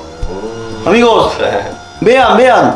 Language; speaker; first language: Spanish; non-native, fluent; Korean